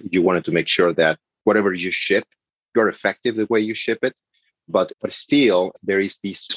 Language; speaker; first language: English; non-native, fluent; Spanish